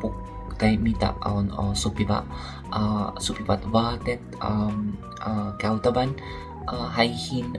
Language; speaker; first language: Finnish; non-native, learner; Filipino